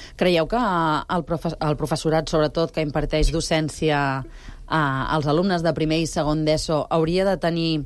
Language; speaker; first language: Catalan; native; Catalan